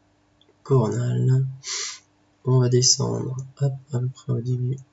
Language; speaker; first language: French; native; French